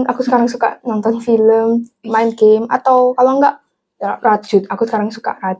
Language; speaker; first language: Indonesian; non-native, local second language; English